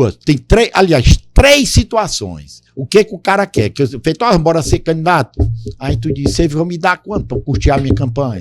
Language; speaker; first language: Portuguese; native; Portuguese